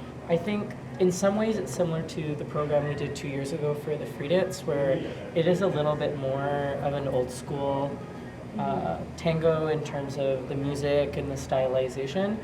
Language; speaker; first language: English; native; English